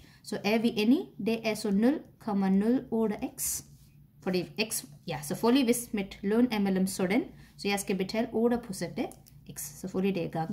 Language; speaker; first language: Danish; non-native, fluent; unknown